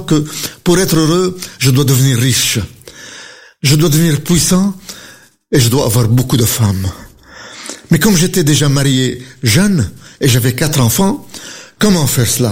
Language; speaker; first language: French; non-native, local second language; Arabic